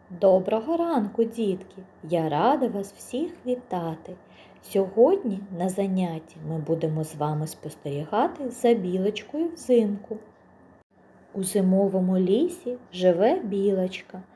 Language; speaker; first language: Ukrainian; native; Ukrainian